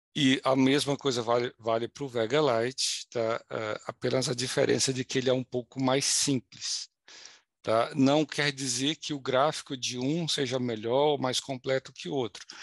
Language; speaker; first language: Portuguese; native; Portuguese